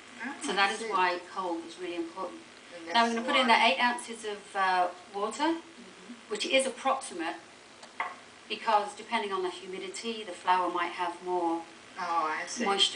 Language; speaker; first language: English; native; English